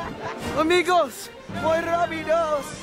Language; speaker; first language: Spanish; non-native, learner; English